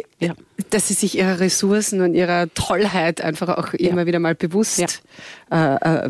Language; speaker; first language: German; native; German